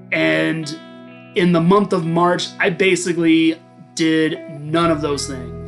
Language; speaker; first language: English; native; English